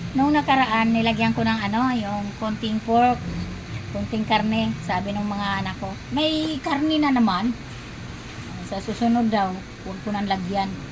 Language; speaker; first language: Filipino; non-native, local second language; Cebuano